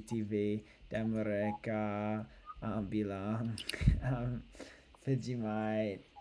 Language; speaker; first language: Indonesian; non-native, learner; English